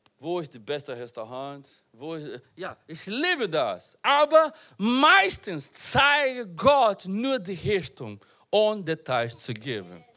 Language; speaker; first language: German; non-native, learner; Portuguese